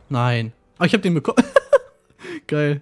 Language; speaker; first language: German; native; German